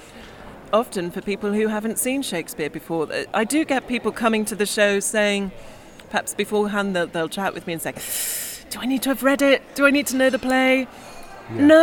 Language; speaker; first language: English; native; English